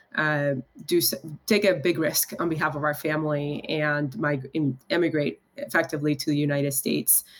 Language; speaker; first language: English; early bilingual, other home language; Spanish